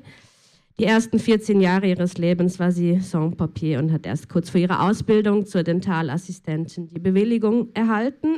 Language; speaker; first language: German; native; German